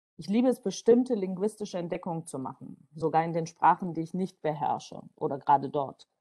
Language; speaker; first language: German; non-native, fluent; Georgian